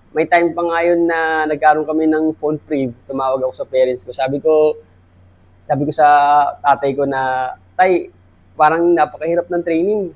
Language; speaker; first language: Filipino; non-native, local second language; Maranao